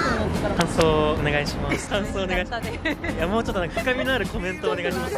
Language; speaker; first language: Japanese; native; Japanese